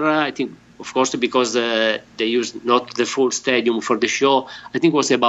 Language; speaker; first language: English; non-native, learner; Italian